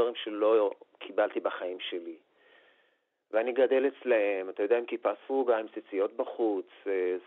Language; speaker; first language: Hebrew; non-native, fluent; Persian